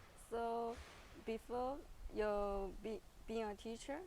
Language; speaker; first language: English; non-native, learner; Chinese